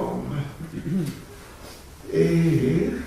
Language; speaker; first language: Russian; non-native, learner; English